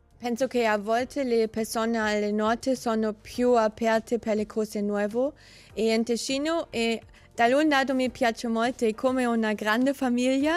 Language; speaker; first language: Italian; non-native, learner; German